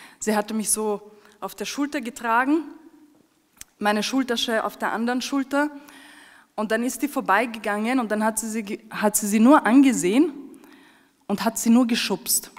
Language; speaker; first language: German; early bilingual, other home language; Romany